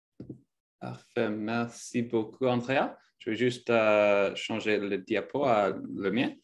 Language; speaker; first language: French; non-native, fluent; English